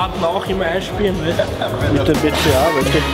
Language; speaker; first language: German; non-native, learner; Armenian